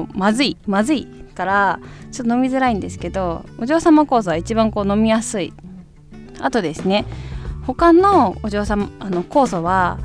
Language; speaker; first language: Japanese; native; Japanese